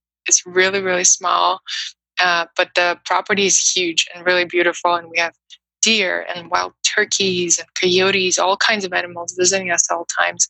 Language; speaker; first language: English; non-native, fluent; Russian